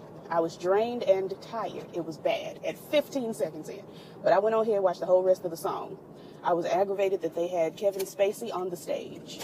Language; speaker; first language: English; native; English